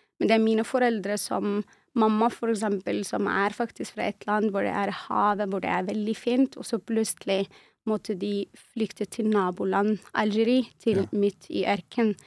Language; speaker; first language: Norwegian; non-native, fluent; Arabic